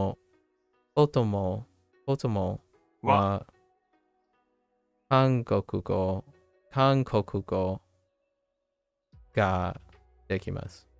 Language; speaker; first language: Japanese; non-native, learner; English